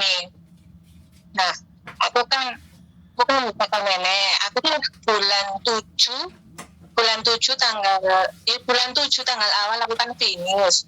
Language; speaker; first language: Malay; non-native, local second language; Javanese